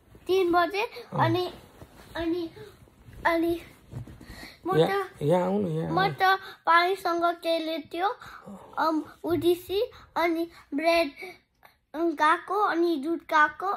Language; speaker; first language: Nepali; early bilingual, heritage; Nepali